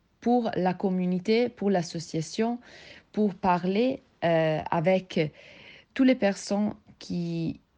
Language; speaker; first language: French; non-native, learner; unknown